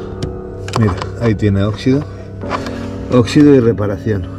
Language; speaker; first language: Spanish; native; Spanish